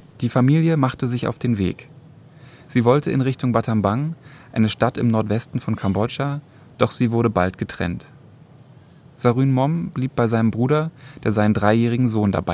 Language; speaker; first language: German; native; German